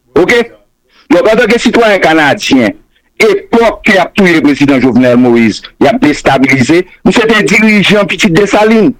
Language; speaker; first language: French; non-native, local second language; Haitian Creole